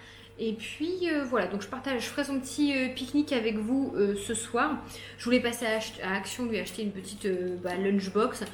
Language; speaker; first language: French; native; French